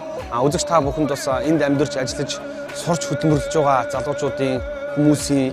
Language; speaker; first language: Mongolian; native; Mongolian